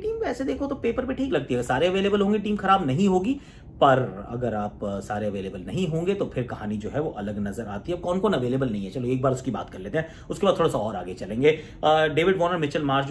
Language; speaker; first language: Hindi; native; Hindi